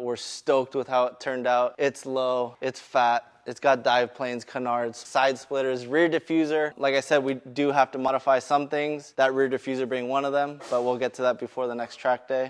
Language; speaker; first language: English; native; English